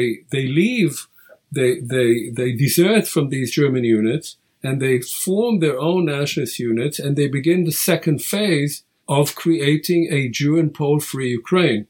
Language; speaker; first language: English; non-native, fluent; Hebrew